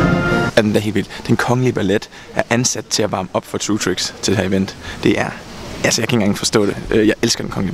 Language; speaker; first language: Danish; native; Danish